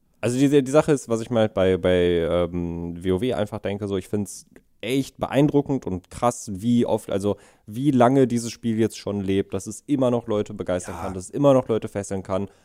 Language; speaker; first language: German; native; German